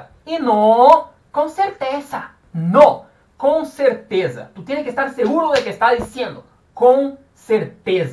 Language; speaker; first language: Spanish; non-native, fluent; Portuguese